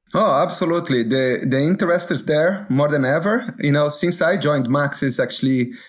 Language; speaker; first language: English; non-native, fluent; Portuguese